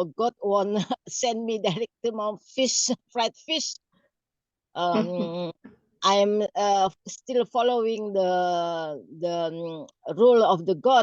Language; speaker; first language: English; non-native, learner; Indonesian